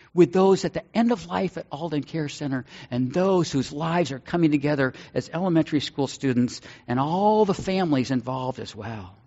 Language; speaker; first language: English; native; English